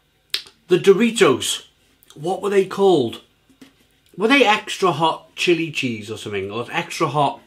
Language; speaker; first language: English; native; English